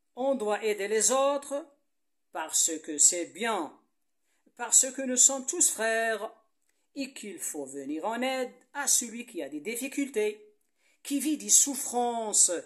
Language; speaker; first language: French; non-native, local second language; Arabic